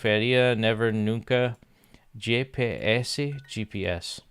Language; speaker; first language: Portuguese; non-native, learner; English